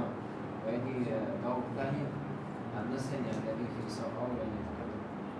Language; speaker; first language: Arabic; non-native, learner; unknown